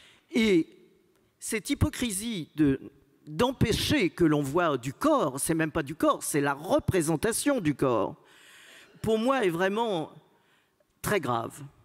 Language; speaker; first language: French; native; French